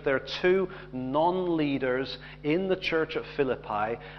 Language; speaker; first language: English; native; English